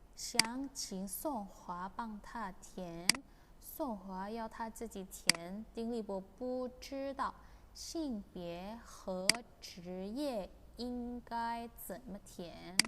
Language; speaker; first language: Chinese; non-native, fluent; Indonesian